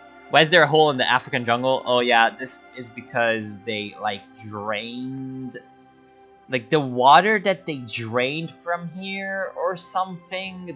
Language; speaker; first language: English; native; English